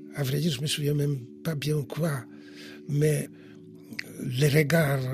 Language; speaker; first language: French; non-native, fluent; Polish